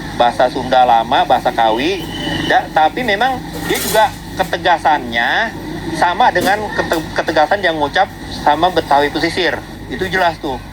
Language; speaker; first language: Indonesian; native; Indonesian